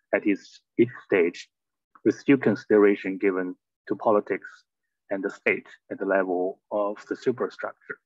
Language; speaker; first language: English; non-native, fluent; Chinese